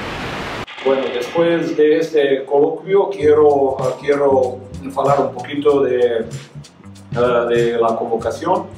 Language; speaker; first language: Spanish; non-native, fluent; Serbian